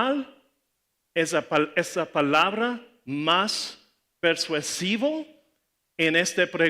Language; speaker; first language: Spanish; non-native, learner; English